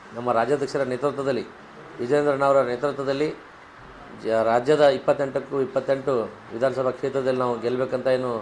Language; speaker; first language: Kannada; non-native, local second language; Lambadi